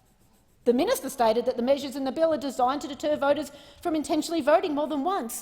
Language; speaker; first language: English; native; English